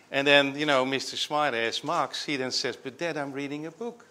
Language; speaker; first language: English; non-native, fluent; Dutch